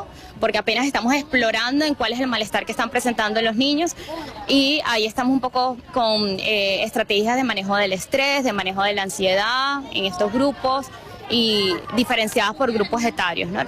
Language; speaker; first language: Spanish; native; Spanish